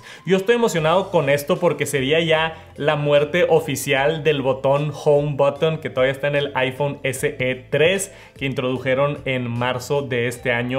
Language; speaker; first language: Spanish; native; Spanish